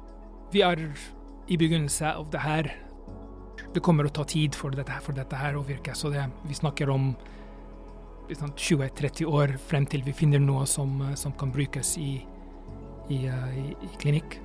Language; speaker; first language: Norwegian; non-native, fluent; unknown